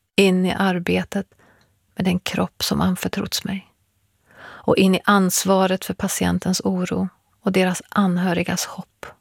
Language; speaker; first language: Swedish; early bilingual, other home language; Persian